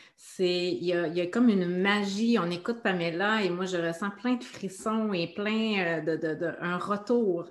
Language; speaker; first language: French; native; French